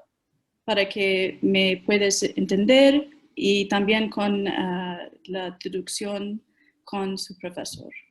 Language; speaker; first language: Spanish; non-native, learner; English